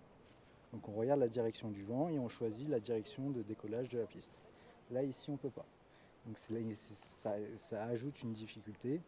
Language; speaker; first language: French; native; French